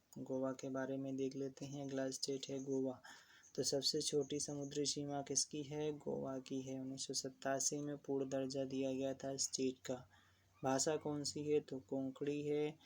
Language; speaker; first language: Hindi; native; Hindi